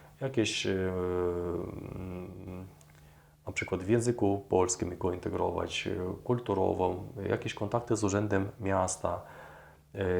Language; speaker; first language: Polish; non-native, fluent; Ukrainian